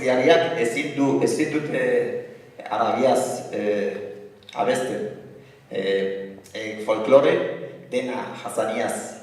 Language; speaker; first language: Basque; non-native, learner; Arabic